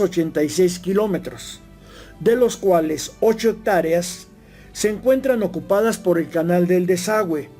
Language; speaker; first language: Spanish; native; Spanish